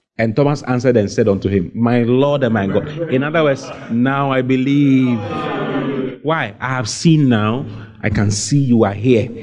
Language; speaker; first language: English; non-native, local second language; Akan